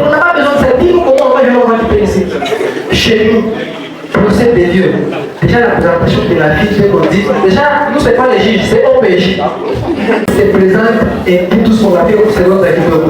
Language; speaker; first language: French; non-native, local second language; Swahili